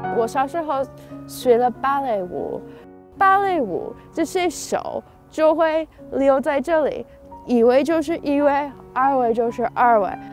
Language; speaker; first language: Chinese; non-native, fluent; English